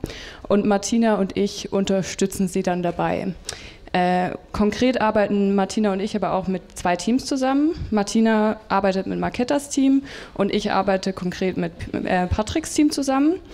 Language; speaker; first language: German; native; German